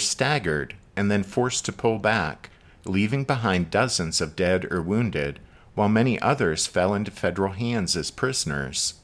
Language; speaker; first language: English; native; English